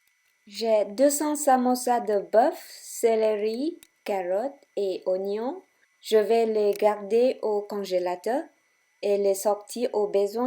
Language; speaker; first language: French; non-native, fluent; Vietnamese